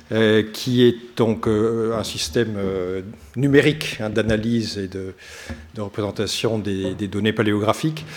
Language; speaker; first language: French; native; French